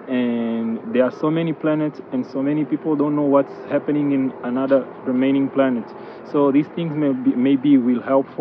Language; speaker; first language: English; non-native, learner; Portuguese